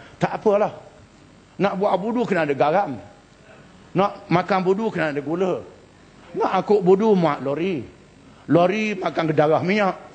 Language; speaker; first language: Malay; native; Malay